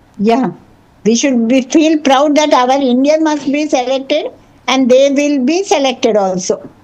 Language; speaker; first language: English; non-native, local second language; Telugu